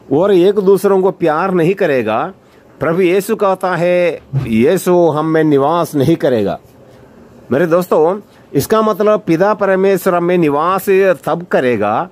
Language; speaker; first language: Hindi; non-native, local second language; Malayalam